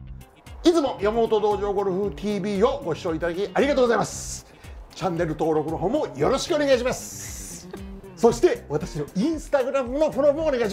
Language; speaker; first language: Japanese; native; Japanese